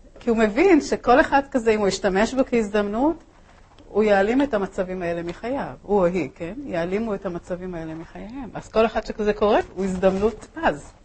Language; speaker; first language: Hebrew; early bilingual, other home language; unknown